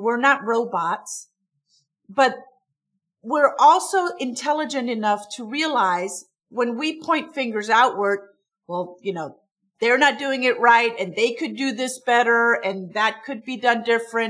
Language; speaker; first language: English; non-native, fluent; German